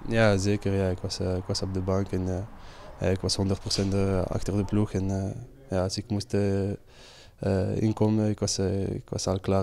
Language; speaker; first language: Dutch; non-native, fluent; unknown